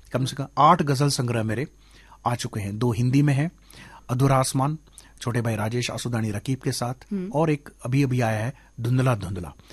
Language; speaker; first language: Hindi; non-native, local second language; Sindhi